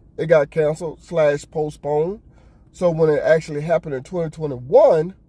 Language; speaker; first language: English; native; English